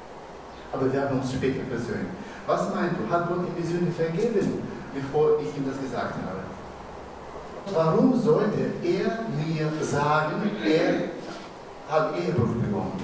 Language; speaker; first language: German; non-native, fluent; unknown